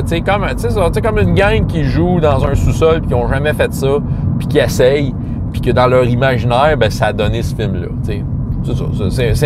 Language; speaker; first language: French; native; French